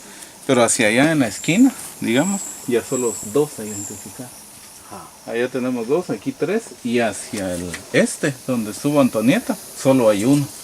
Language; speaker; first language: Spanish; native; Spanish